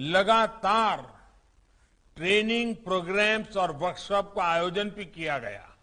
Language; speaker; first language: Hindi; non-native, local second language; Gujarati